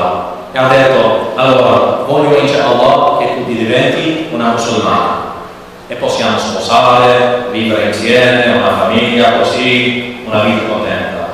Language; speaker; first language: Italian; non-native, learner; English